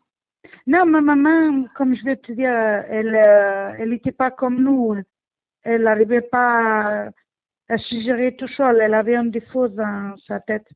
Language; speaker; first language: French; non-native, learner; Portuguese